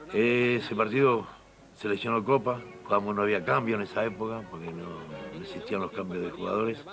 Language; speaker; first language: Spanish; native; Spanish